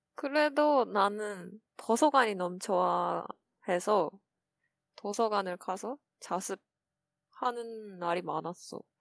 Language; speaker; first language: Korean; non-native, fluent; Japanese